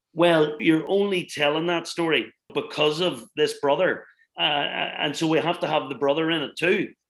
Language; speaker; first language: English; native; English